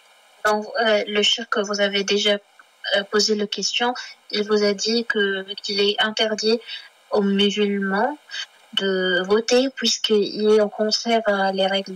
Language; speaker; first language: French; non-native, learner; Arabic